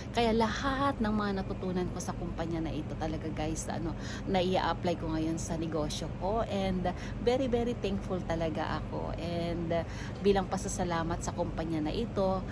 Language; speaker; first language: Filipino; native; Filipino